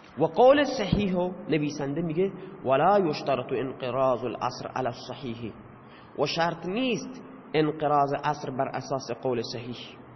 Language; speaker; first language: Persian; non-native, local second language; Baluchi